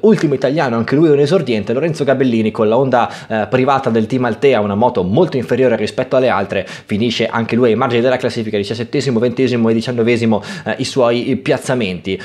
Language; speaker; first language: Italian; native; Italian